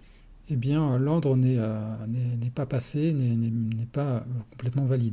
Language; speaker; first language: French; native; French